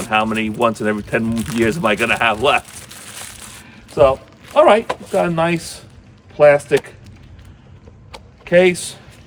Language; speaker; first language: English; native; English